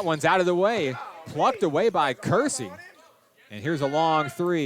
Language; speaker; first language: English; native; English